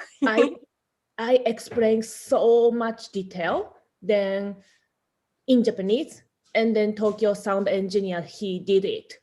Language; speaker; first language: English; non-native, learner; Japanese